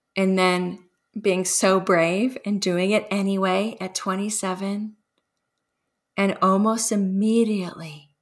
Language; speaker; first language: English; early bilingual, other home language; Spanish